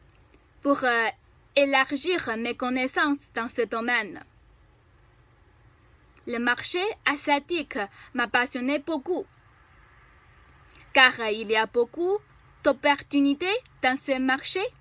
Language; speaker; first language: French; non-native, fluent; Chinese